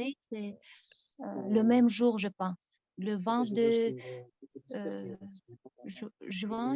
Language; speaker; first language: French; non-native, fluent; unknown